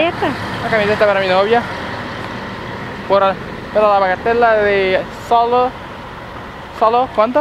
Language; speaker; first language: Spanish; non-native, learner; Portuguese